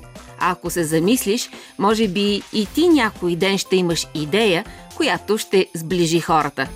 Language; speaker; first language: Bulgarian; native; Bulgarian